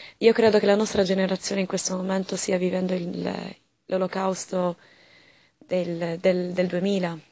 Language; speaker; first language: Italian; early bilingual, other home language; Arabic